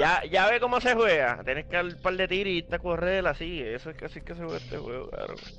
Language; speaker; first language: Spanish; early bilingual, heritage; Spanish